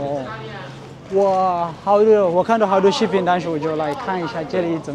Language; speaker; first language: Chinese; non-native, fluent; Amharic